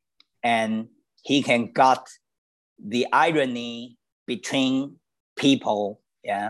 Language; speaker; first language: English; non-native, learner; Chinese